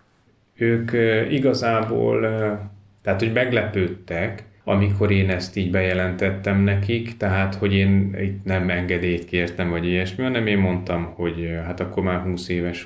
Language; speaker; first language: Hungarian; native; Hungarian